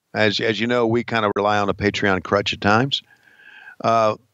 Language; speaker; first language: English; native; English